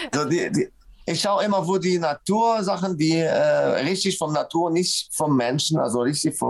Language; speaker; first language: German; non-native, fluent; Arabic